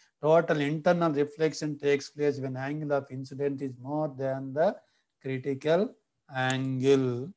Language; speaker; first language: English; non-native, local second language; Telugu